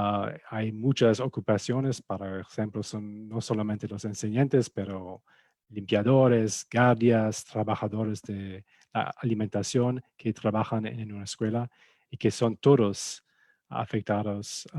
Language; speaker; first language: Spanish; non-native, fluent; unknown